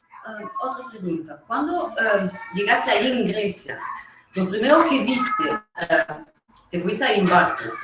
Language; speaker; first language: Spanish; non-native, fluent; Italian